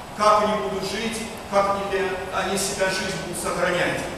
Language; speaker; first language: Russian; early bilingual, heritage; Russian